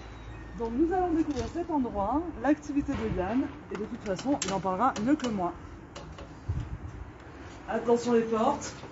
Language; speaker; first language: French; native; French